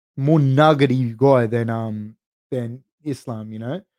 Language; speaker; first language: English; native; English